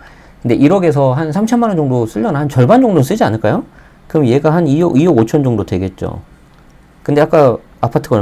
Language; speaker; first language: Korean; native; Korean